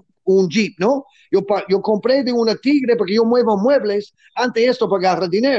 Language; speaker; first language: Spanish; non-native, learner; English